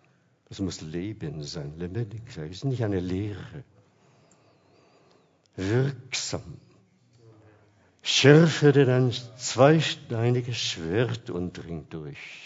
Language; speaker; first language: German; non-native, fluent; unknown